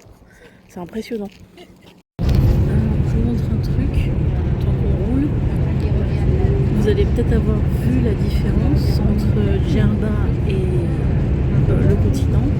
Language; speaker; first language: French; native; French